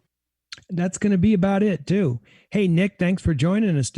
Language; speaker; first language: English; native; English